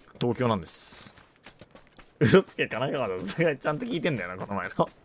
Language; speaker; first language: Japanese; native; Japanese